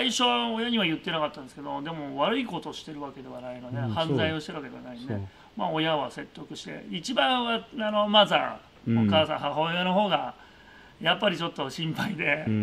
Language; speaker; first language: Japanese; native; Japanese